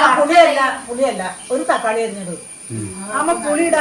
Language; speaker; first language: Malayalam; native; Malayalam